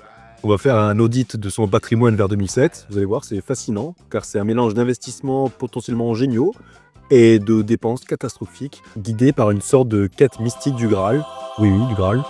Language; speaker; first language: French; native; French